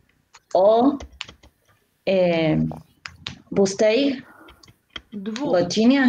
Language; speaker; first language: Polish; non-native, learner; Spanish